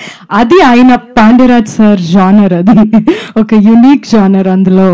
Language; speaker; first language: Telugu; non-native, fluent; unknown